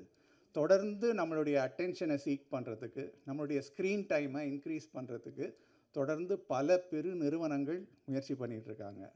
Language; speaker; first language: Tamil; native; Tamil